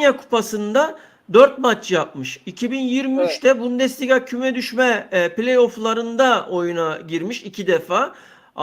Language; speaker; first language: Turkish; native; Turkish